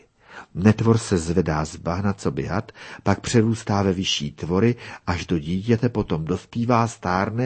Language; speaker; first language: Czech; native; Czech